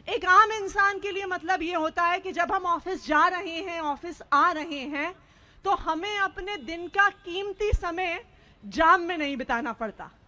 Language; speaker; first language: Hindi; native; Hindi